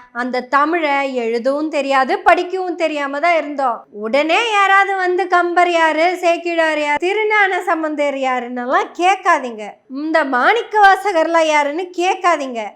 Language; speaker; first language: Tamil; non-native, local second language; Malayalam